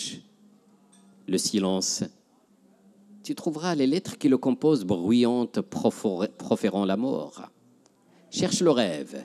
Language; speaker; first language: French; non-native, local second language; Arabic